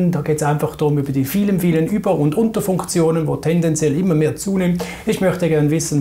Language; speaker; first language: German; native; German